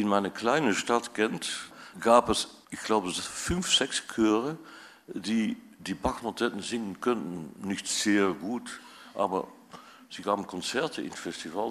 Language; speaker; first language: German; non-native, fluent; Dutch